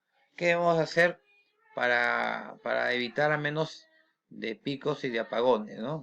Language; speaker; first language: Spanish; native; Spanish